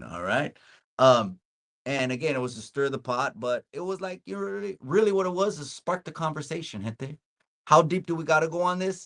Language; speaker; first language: English; early bilingual, other home language; Spanish